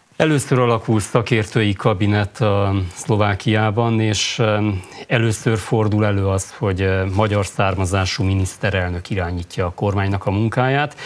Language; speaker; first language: Hungarian; native; Hungarian